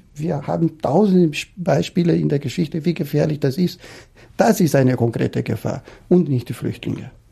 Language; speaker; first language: German; non-native, fluent; Portuguese